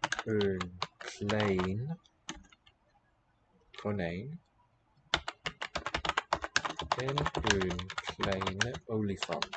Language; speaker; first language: Dutch; non-native, learner; English